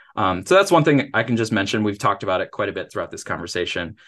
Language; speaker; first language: English; native; English